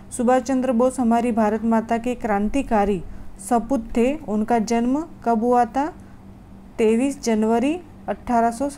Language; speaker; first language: Hindi; non-native, local second language; Gujarati